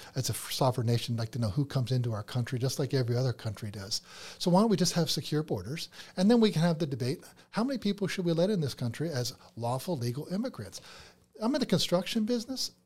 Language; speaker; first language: English; native; English